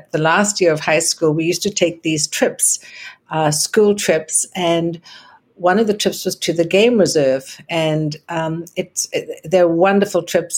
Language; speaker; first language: English; native; English